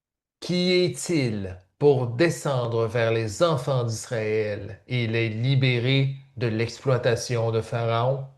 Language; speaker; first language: French; native; French